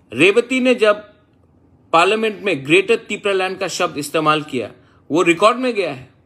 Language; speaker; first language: Hindi; non-native, local second language; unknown